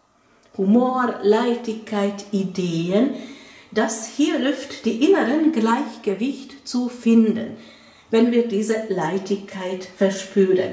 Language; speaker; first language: German; non-native, fluent; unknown